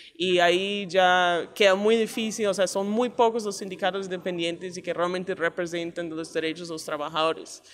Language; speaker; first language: Spanish; non-native, fluent; English